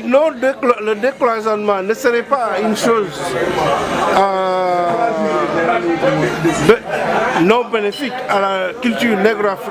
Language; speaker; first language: French; non-native, local second language; Wolof